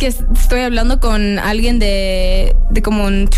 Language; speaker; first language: Spanish; early bilingual, heritage; English